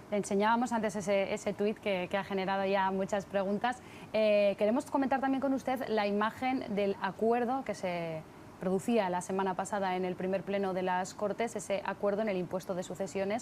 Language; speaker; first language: Spanish; native; Spanish